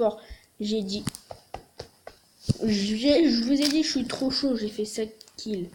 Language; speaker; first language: French; native; French